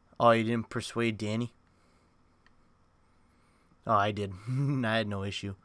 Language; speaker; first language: English; native; English